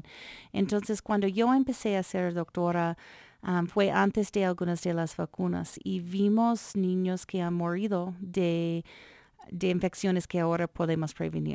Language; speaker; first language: Spanish; non-native, fluent; English